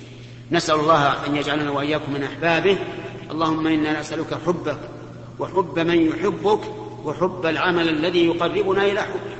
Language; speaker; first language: Arabic; native; Arabic